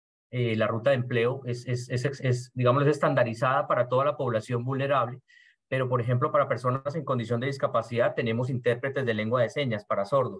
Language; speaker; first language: Spanish; native; Spanish